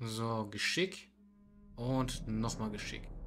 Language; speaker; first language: German; native; German